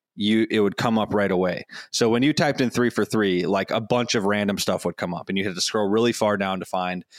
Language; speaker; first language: English; native; English